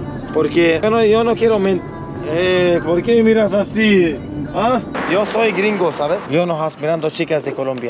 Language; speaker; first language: Spanish; non-native, learner; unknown